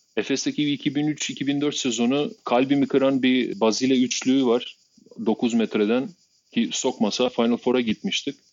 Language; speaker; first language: Turkish; non-native, fluent; Albanian